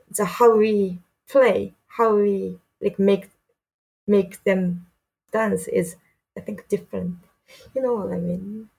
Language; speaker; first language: English; non-native, learner; Japanese